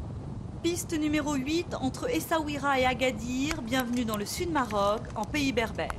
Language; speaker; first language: French; native; French